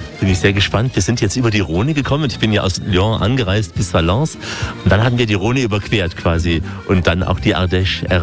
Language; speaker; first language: German; native; German